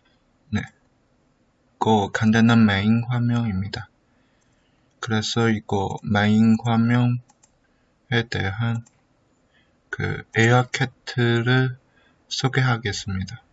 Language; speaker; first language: Korean; non-native, learner; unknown